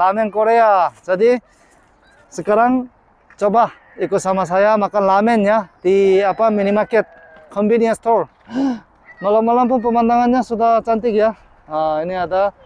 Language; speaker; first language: Indonesian; non-native, fluent; Korean